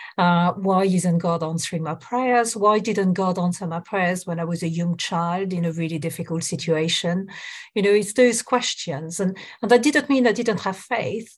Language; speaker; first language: English; non-native, fluent; French